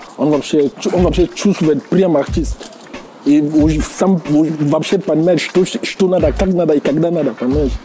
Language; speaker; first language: Russian; non-native, fluent; Jamaican Creole English